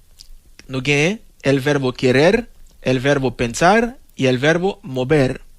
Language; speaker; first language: Spanish; non-native, fluent; Haitian Creole